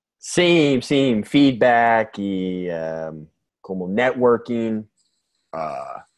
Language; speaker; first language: Portuguese; non-native, learner; English